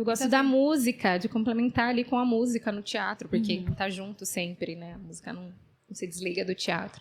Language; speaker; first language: Portuguese; native; Portuguese